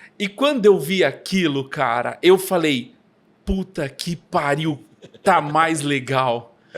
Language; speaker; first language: Portuguese; native; Portuguese